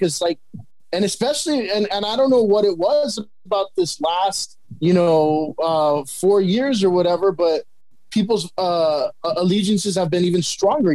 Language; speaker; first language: English; native; English